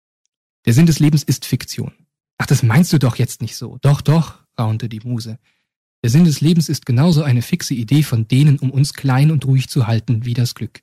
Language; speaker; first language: German; native; German